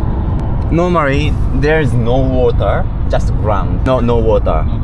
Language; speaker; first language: English; non-native, learner; Japanese